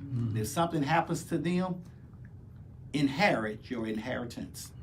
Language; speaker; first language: English; native; English